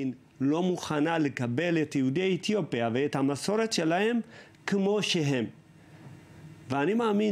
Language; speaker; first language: Hebrew; early bilingual, other home language; Amharic